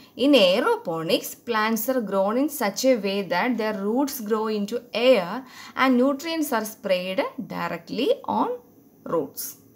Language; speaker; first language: English; non-native, local second language; Malayalam